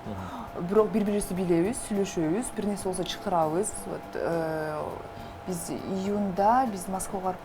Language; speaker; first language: Kyrgyz; non-native, local second language; Russian